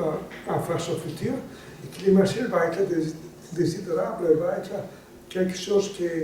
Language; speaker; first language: French; non-native, learner; Italian